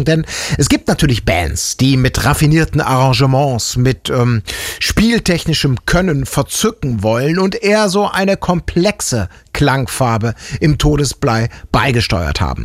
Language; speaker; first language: German; native; German